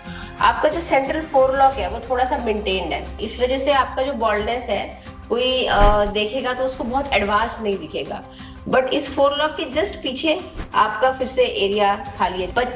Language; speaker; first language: Hindi; native; Hindi